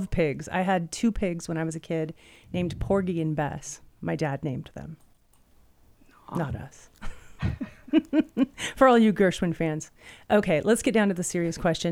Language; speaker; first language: English; native; English